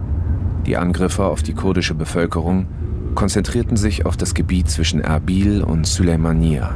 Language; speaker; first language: German; native; German